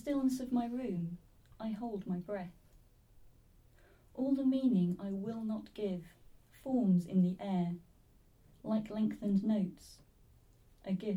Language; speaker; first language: English; native; English